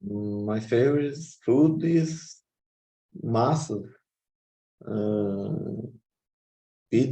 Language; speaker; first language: English; non-native, learner; Portuguese